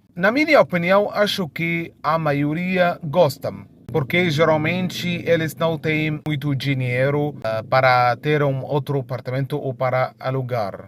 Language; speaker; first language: Portuguese; non-native, fluent; Arabic